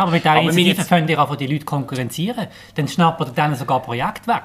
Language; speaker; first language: German; native; German